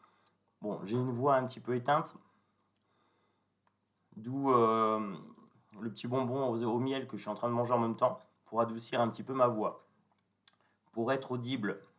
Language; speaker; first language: French; native; French